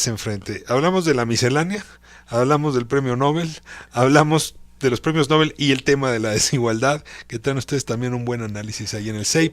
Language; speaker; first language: Spanish; native; Spanish